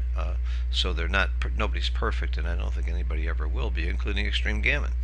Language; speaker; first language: English; native; English